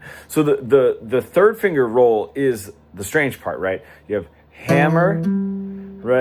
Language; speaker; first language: English; native; English